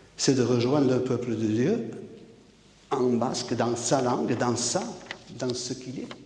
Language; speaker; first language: French; non-native, local second language; Basque